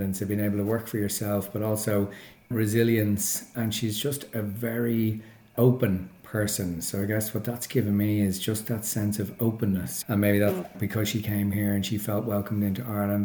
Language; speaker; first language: English; native; English